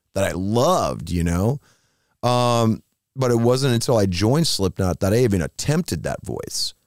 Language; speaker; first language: English; native; English